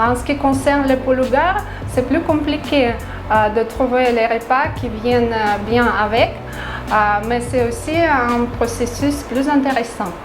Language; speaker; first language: French; non-native, fluent; Russian